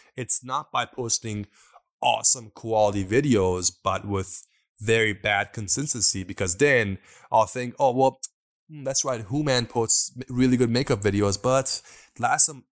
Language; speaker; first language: English; non-native, fluent; Persian